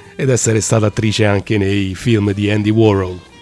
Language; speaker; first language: Italian; native; Italian